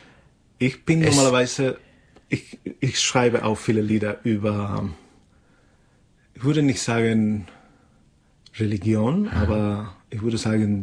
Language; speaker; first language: German; non-native, fluent; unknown